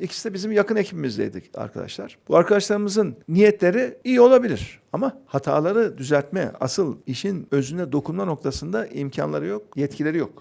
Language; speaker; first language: Turkish; native; Turkish